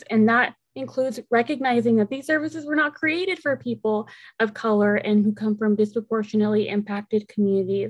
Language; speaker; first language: English; early bilingual, other home language; Spanish